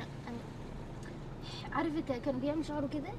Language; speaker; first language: Arabic; native; Arabic